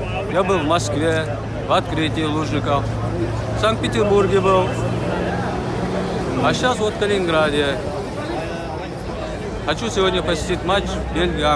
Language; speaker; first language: Russian; non-native, fluent; Uzbek